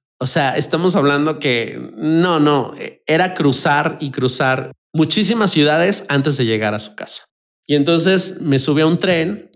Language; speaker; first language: Spanish; native; Spanish